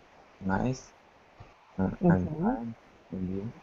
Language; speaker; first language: English; non-native, learner; Russian